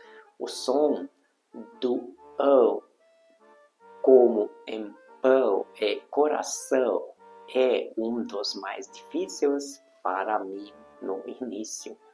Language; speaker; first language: Portuguese; non-native, fluent; Hungarian